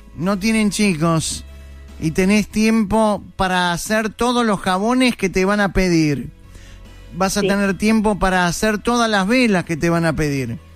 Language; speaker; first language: Spanish; native; Spanish